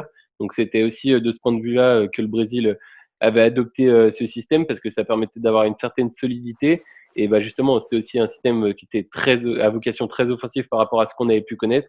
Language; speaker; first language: French; native; French